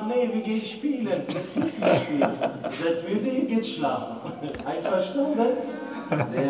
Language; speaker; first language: German; non-native, fluent; Arabic